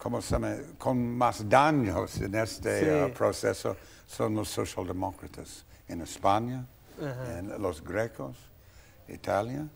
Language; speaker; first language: Spanish; non-native, fluent; English